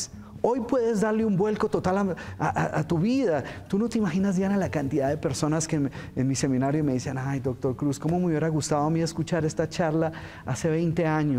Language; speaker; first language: Spanish; native; Spanish